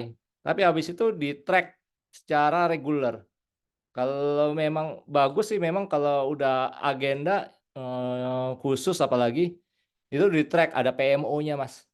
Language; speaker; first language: Indonesian; native; Indonesian